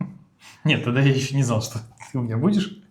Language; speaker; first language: Russian; native; Russian